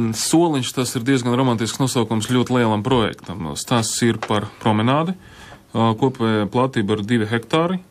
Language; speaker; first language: Latvian; non-native, local second language; Russian